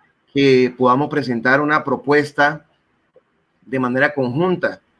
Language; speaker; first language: Spanish; native; Spanish